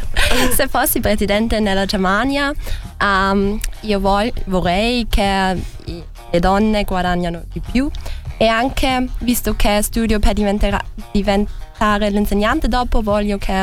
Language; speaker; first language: Italian; non-native, learner; German